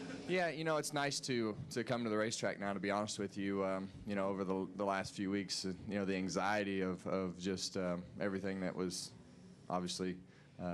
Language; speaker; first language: English; native; English